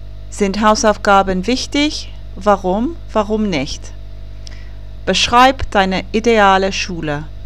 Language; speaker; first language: German; non-native, fluent; English